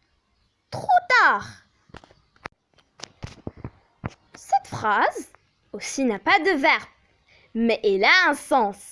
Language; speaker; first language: French; non-native, local second language; Arabic